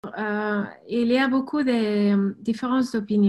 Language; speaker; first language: French; non-native, fluent; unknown